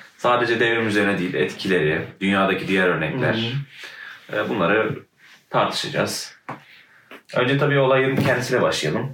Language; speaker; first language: Turkish; native; Turkish